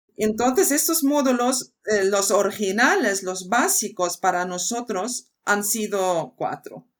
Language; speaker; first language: Spanish; non-native, fluent; Swedish